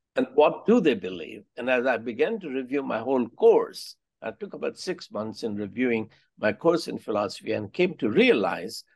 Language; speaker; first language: English; non-native, local second language; Hindi